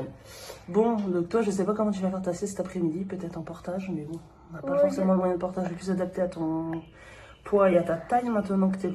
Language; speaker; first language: French; native; French